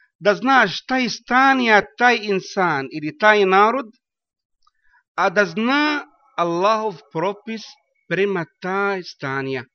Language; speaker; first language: Bosnian; non-native, learner; Arabic